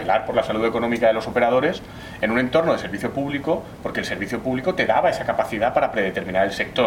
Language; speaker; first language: Spanish; native; Spanish